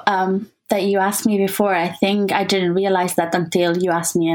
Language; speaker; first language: English; non-native, fluent; Spanish